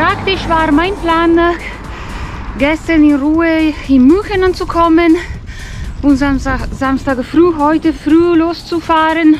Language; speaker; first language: German; non-native, fluent; Italian